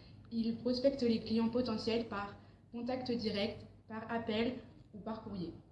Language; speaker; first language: French; native; French